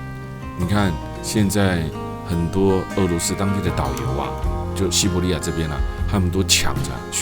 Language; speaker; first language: Chinese; native; Chinese